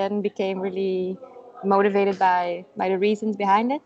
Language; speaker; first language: English; non-native, fluent; Dutch